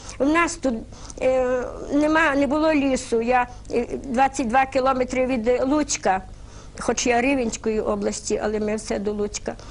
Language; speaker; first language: Ukrainian; native; Ukrainian